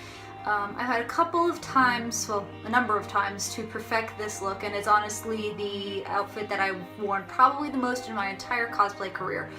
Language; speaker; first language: English; native; English